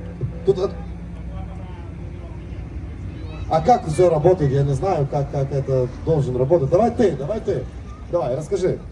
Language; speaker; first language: Russian; non-native, fluent; Lithuanian